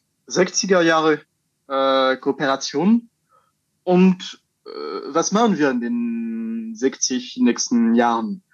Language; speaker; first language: German; non-native, learner; French